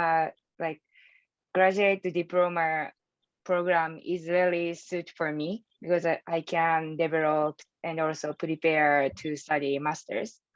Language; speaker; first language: English; non-native, learner; Japanese